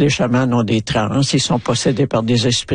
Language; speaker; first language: French; native; French